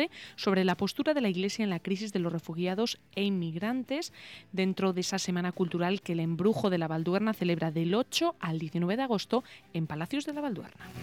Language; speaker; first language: Spanish; native; Spanish